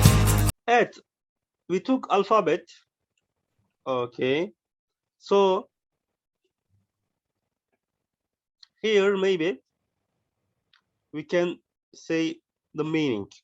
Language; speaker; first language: English; non-native, learner; Turkish